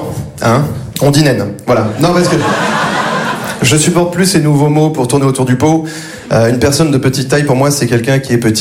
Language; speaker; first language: French; native; French